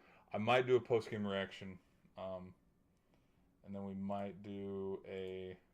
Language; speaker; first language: English; native; English